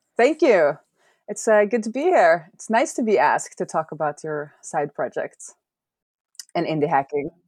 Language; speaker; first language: English; non-native, fluent; Norwegian